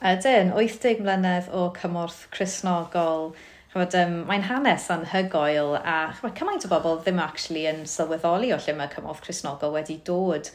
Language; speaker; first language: Welsh; native; Welsh